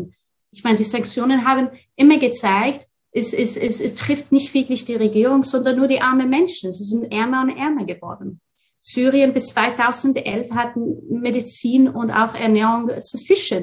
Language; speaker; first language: German; non-native, fluent; Arabic